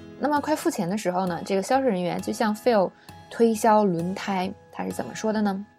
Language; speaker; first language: Chinese; native; Chinese